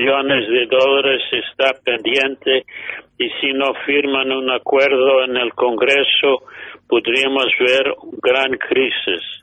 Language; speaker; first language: Spanish; non-native, fluent; English